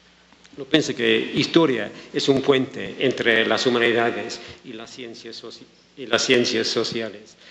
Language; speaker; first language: Spanish; non-native, fluent; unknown